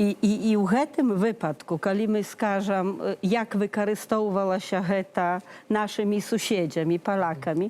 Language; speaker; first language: Polish; non-native, learner; Belarusian